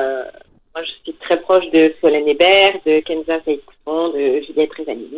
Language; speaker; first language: French; native; French